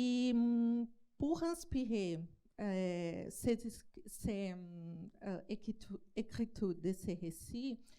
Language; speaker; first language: French; non-native, learner; Portuguese